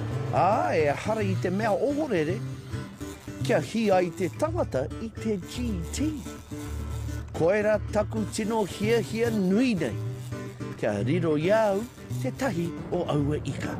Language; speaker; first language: Māori; non-native, local second language; English